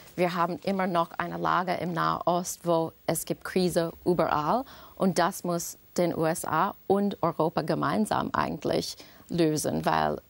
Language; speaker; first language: German; non-native, fluent; English